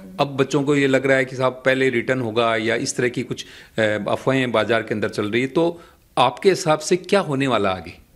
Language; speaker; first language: Hindi; native; Hindi